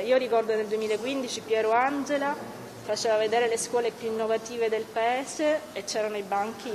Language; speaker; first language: Italian; native; Italian